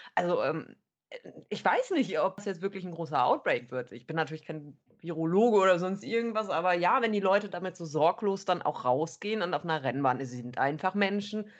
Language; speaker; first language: German; native; German